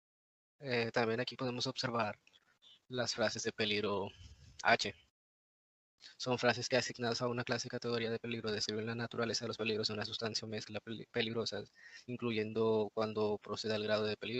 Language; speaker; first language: Spanish; native; Spanish